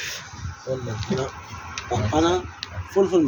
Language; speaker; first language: Arabic; non-native, learner; Urdu